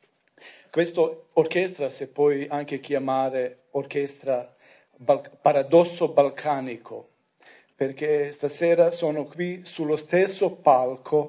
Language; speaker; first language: Italian; non-native, learner; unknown